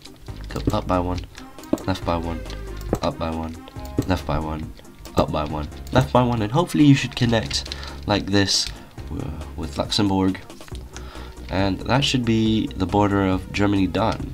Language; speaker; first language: English; native; English